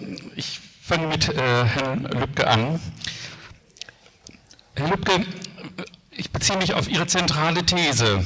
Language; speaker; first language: German; native; German